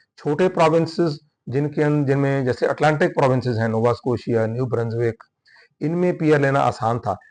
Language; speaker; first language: Hindi; non-native, local second language; Punjabi